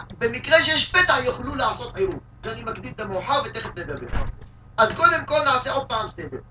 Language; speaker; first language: Hebrew; native; Hebrew